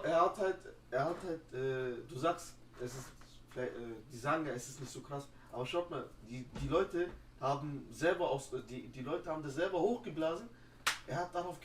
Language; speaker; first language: German; native; German